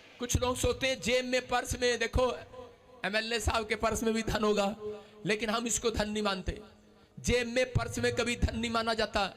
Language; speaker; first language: Hindi; non-native, local second language; Punjabi